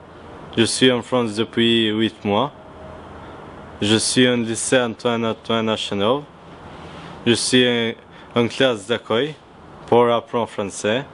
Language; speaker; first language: French; non-native, learner; Albanian